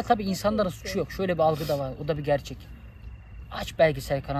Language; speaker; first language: Turkish; native; Turkish